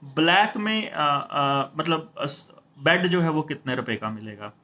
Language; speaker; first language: Hindi; native; Hindi